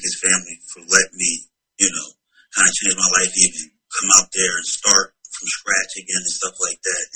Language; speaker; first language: English; native; English